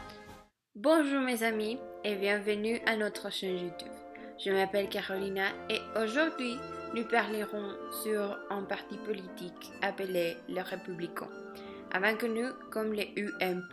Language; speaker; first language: French; non-native, learner; Spanish